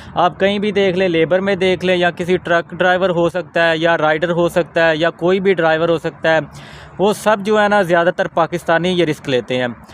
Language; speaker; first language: Urdu; non-native, local second language; Punjabi